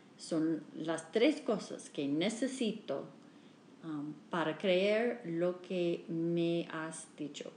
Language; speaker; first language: Spanish; non-native, learner; English